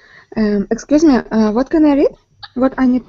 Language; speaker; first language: English; non-native, learner; Ukrainian